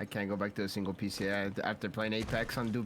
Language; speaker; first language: English; native; English